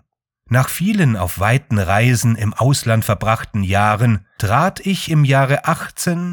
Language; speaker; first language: German; native; German